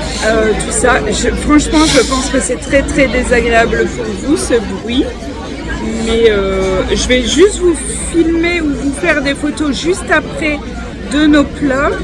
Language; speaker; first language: French; native; French